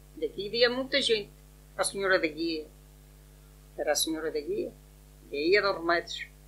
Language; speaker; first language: Portuguese; native; Portuguese